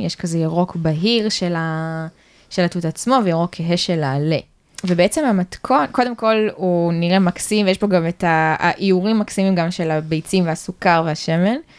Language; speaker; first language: Hebrew; native; Hebrew